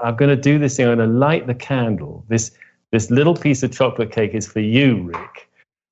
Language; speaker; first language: English; native; English